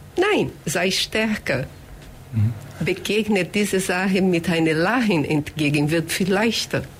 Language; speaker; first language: German; non-native, fluent; Portuguese